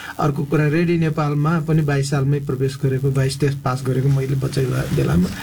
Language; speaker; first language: Nepali; non-native, local second language; Newari